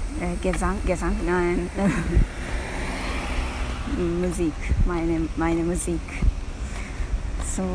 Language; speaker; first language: German; non-native, learner; Japanese